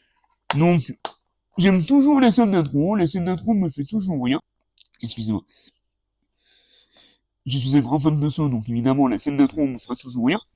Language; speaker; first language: French; native; French